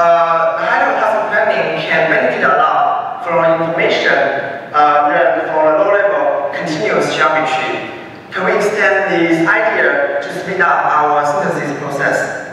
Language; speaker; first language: English; non-native, fluent; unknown